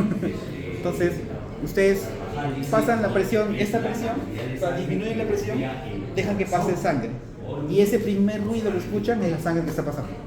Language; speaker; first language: Spanish; native; Spanish